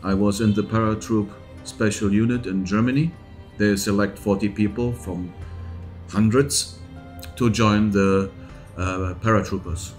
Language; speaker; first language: English; non-native, fluent; German